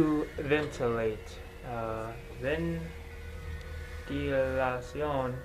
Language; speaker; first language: Spanish; non-native, learner; English